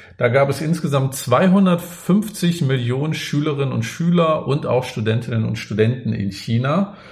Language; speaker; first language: German; native; German